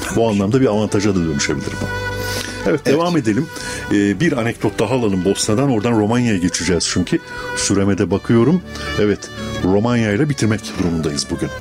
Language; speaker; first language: Turkish; native; Turkish